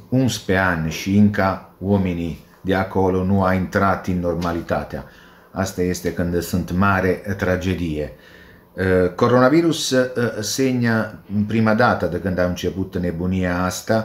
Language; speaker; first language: Romanian; non-native, learner; Italian